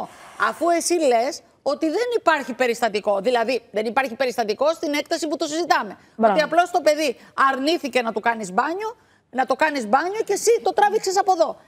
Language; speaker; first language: Greek; native; Greek